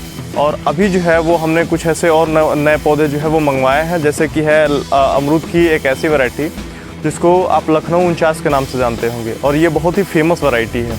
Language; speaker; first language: Hindi; native; Hindi